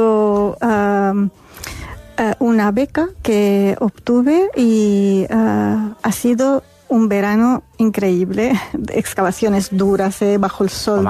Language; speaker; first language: Spanish; non-native, fluent; Arabic